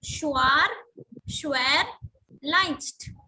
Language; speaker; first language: German; non-native, learner; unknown